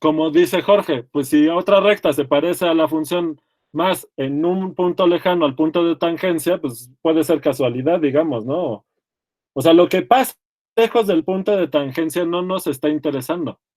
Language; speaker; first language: Spanish; native; Spanish